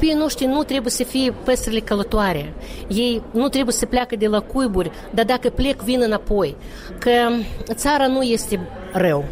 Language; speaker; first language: Romanian; non-native, local second language; Russian